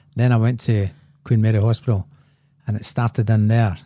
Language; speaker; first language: English; native; English